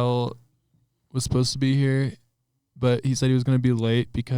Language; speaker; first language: English; native; English